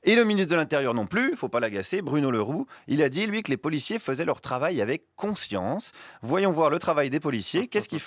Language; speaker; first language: French; native; French